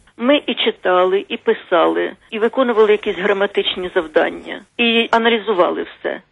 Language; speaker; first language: Ukrainian; native; Ukrainian